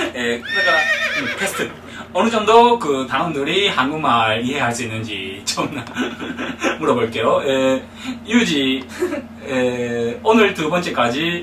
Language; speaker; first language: Korean; non-native, fluent; Japanese